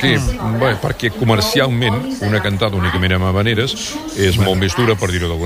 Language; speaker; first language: Catalan; native; Catalan